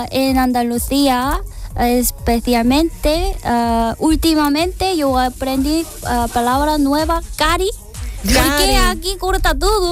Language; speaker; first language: Spanish; non-native, learner; Korean